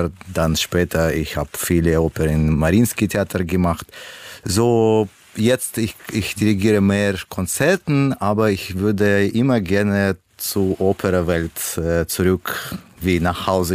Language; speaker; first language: German; non-native, learner; Russian